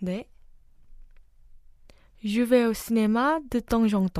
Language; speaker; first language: French; non-native, learner; Korean